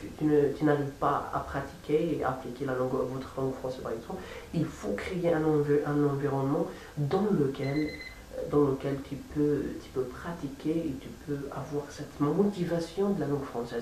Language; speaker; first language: French; non-native, fluent; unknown